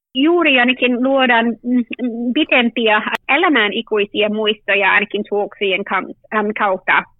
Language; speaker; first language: Finnish; early bilingual, heritage; Finnish